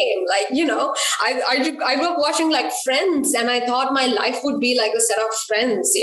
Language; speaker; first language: English; non-native, local second language; Sinhala